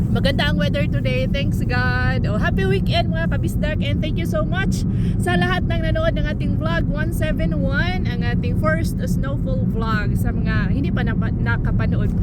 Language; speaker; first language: Filipino; non-native, local second language; Cebuano